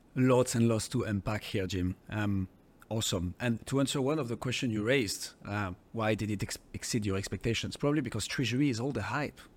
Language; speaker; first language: English; non-native, fluent; French